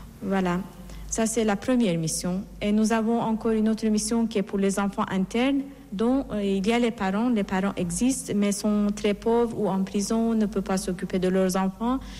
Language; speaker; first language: French; non-native, fluent; Persian